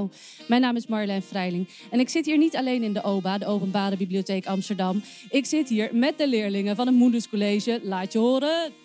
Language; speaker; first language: Dutch; native; Dutch